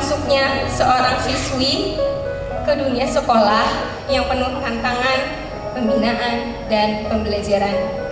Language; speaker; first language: Indonesian; native; Indonesian